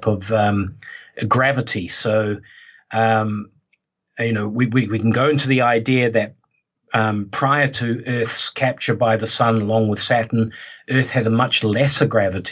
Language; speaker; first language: English; native; English